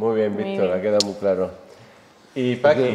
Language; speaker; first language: Spanish; native; Spanish